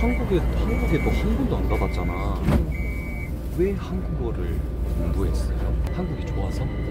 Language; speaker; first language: Korean; native; Korean